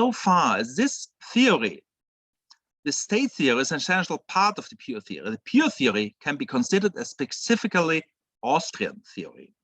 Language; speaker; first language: English; non-native, fluent; German